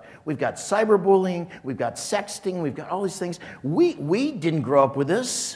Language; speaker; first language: English; native; English